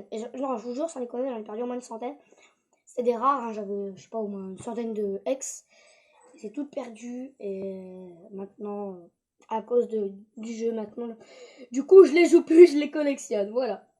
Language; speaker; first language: French; native; French